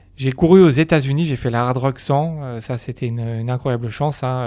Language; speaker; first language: French; native; French